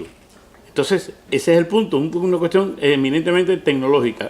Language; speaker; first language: Spanish; native; Spanish